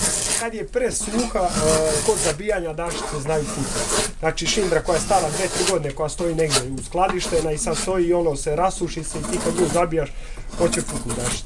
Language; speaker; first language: Croatian; native; Croatian